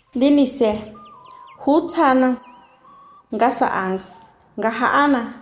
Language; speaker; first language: Spanish; non-native, local second language; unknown